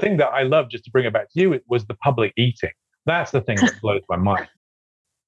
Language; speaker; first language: English; native; English